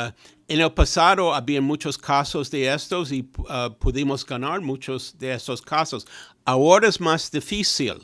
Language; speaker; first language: Spanish; non-native, fluent; English